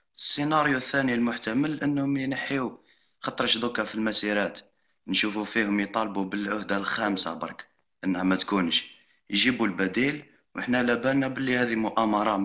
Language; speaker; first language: Arabic; native; Arabic